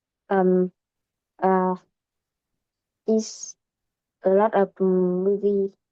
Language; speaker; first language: English; non-native, learner; Vietnamese